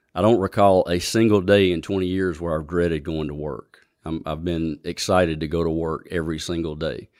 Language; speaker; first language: English; native; English